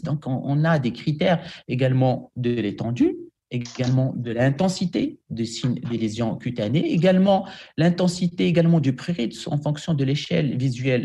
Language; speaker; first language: French; non-native, local second language; Arabic